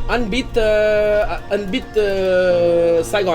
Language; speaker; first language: Vietnamese; non-native, learner; Portuguese